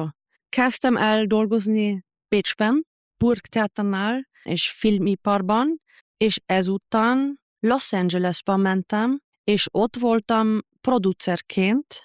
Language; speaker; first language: Hungarian; non-native, fluent; German